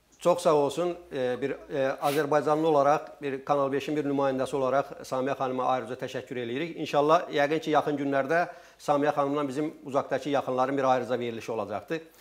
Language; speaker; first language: Azerbaijani; native; Azerbaijani